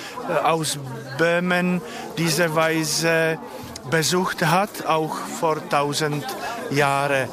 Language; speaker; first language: German; non-native, fluent; Czech